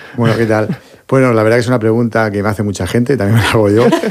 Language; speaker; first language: Spanish; native; Spanish